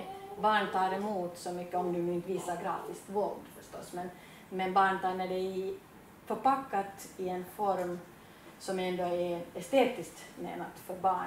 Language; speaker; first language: Swedish; native; Swedish